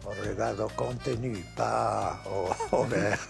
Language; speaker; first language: French; early bilingual, heritage; Spanish